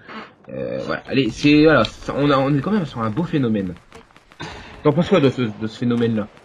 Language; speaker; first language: French; native; French